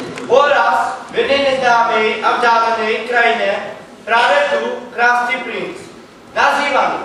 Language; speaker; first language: Czech; non-native, learner; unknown